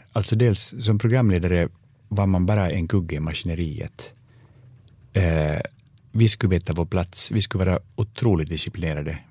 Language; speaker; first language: Swedish; native; Swedish